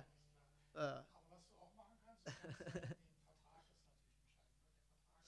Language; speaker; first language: German; native; German